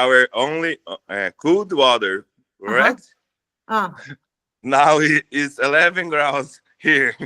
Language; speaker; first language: English; non-native, learner; Portuguese